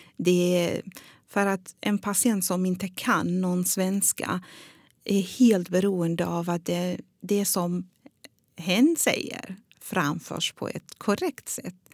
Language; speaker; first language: Swedish; non-native, fluent; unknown